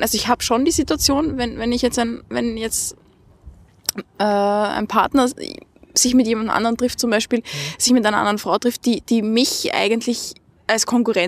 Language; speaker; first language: German; native; German